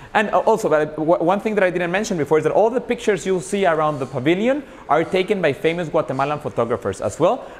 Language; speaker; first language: English; non-native, fluent; Spanish